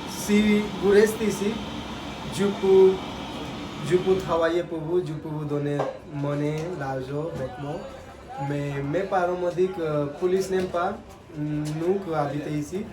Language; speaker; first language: French; non-native, learner; Hindi